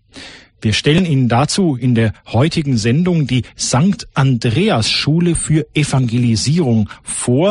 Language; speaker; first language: German; native; German